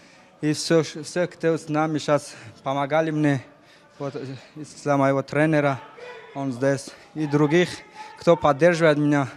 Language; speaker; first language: Russian; non-native, fluent; Tajik